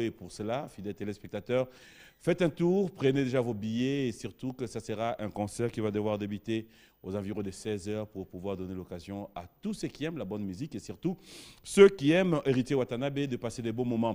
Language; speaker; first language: French; non-native, local second language; Lingala